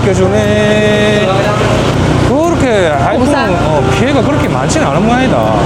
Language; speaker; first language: Korean; native; Korean